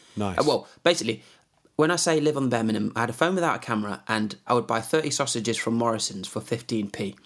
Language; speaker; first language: English; native; English